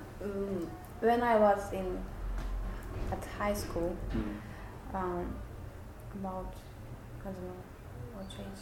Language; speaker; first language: English; non-native, learner; Bulgarian